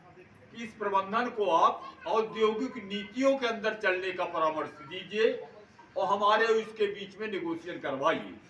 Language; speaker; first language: Hindi; native; Hindi